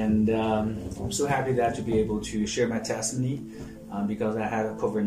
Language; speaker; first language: English; non-native, fluent; Chinese